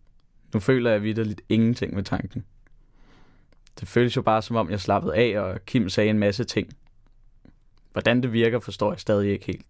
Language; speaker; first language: Danish; native; Danish